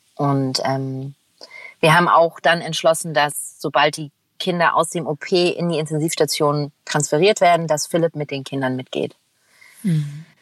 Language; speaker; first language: German; native; German